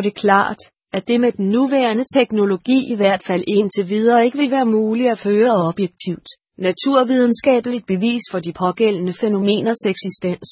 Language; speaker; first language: Danish; native; Danish